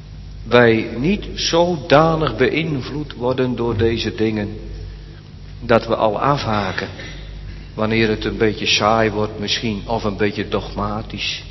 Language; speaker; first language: Dutch; native; Dutch